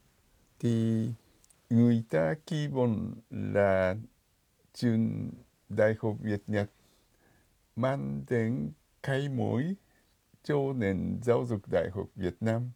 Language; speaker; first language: Vietnamese; non-native, fluent; Japanese